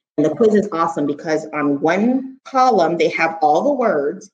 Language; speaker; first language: English; native; English